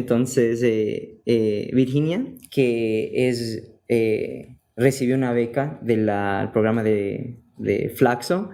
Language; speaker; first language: Spanish; non-native, fluent; English